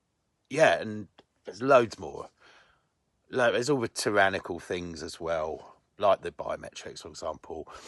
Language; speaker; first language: English; native; English